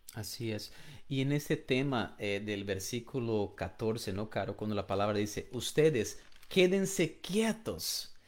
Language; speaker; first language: Spanish; non-native, fluent; Portuguese